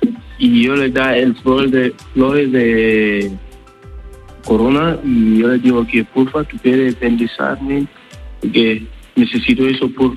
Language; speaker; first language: Spanish; non-native, learner; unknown